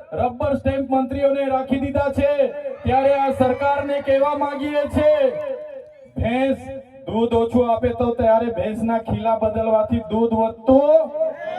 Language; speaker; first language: Gujarati; non-native, local second language; Vasavi